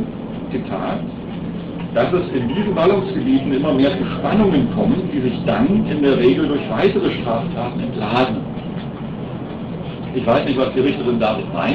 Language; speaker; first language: German; native; German